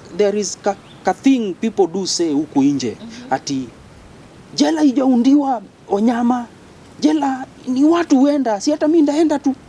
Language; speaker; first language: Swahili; native; Swahili